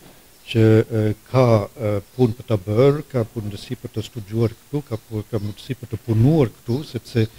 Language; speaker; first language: Albanian; non-native, fluent; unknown